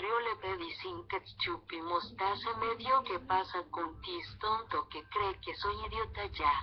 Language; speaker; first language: Spanish; native; Spanish